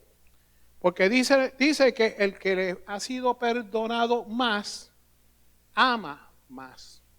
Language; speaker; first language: Spanish; native; Spanish